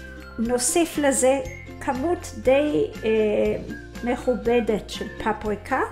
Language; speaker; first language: Hebrew; non-native, fluent; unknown